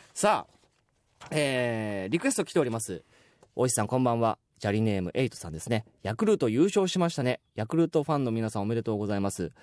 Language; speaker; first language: Japanese; native; Japanese